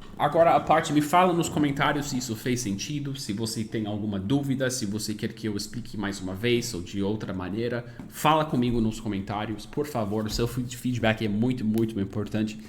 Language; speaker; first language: Portuguese; non-native, fluent; English